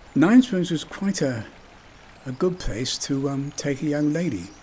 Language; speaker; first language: English; native; English